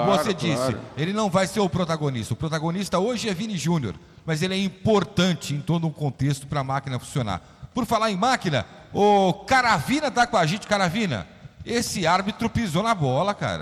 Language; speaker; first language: Portuguese; native; Portuguese